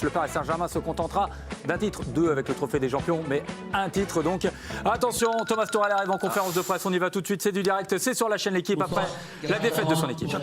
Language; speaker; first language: French; native; French